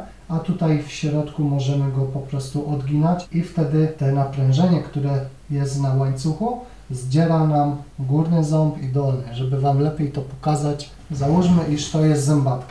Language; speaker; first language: Polish; native; Polish